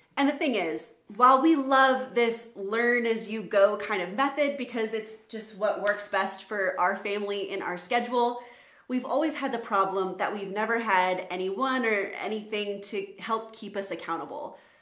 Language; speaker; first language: English; native; English